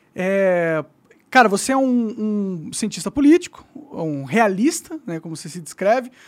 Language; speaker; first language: Portuguese; native; Portuguese